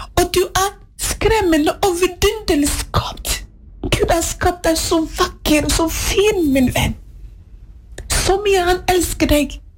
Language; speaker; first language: Norwegian; non-native, fluent; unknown